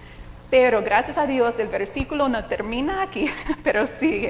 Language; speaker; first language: Spanish; non-native, fluent; English